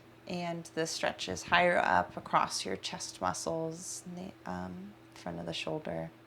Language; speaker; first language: English; native; English